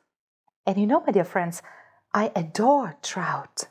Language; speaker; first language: English; non-native, fluent; Russian